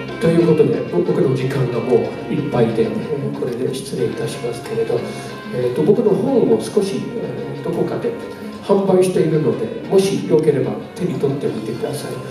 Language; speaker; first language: Japanese; non-native, fluent; English